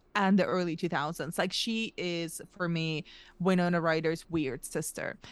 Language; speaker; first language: English; early bilingual, other home language; Russian